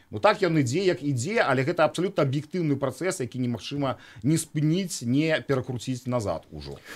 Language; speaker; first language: Belarusian; native; Belarusian